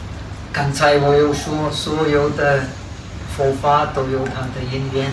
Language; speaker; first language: Chinese; non-native, fluent; Czech